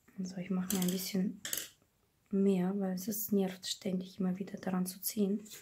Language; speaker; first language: German; non-native, fluent; Russian